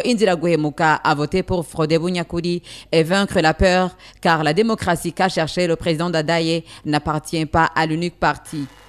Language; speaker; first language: French; non-native, local second language; Rundi